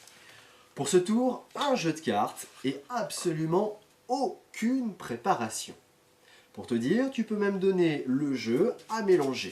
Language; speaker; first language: French; native; French